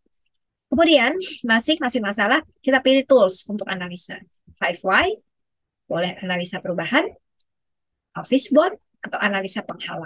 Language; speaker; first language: Indonesian; native; Indonesian